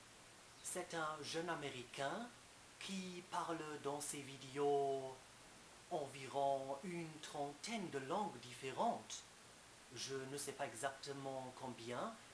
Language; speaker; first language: French; non-native, fluent; German